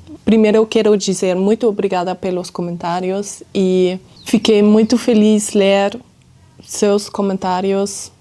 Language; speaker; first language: Portuguese; non-native, fluent; German